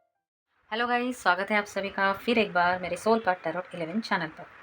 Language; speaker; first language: Hindi; native; Hindi